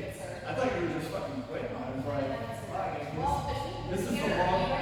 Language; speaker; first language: English; native; English